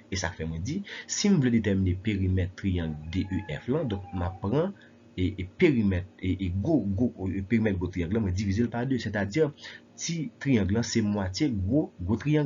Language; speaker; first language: French; non-native, local second language; Haitian Creole